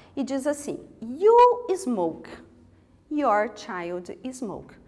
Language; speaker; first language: English; non-native, fluent; Portuguese